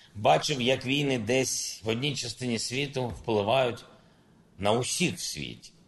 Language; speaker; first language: Ukrainian; non-native, local second language; Russian